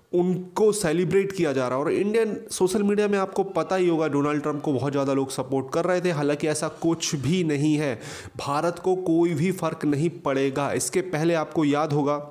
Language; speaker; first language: Hindi; native; Hindi